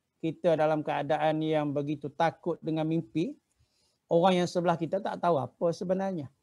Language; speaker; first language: Malay; native; Malay